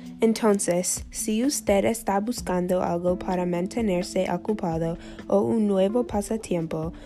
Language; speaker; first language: Spanish; non-native, learner; English